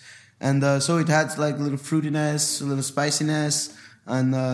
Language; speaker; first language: English; non-native, fluent; French